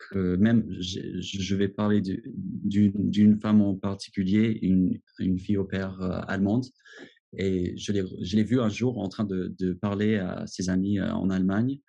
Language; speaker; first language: French; non-native, fluent; English